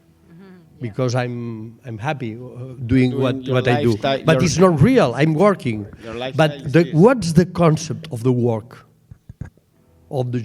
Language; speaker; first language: English; non-native, learner; Catalan